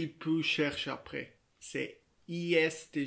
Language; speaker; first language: French; non-native, learner; Portuguese